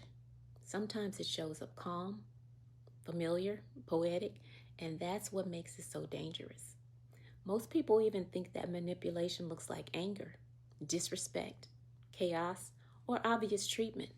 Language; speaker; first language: English; native; English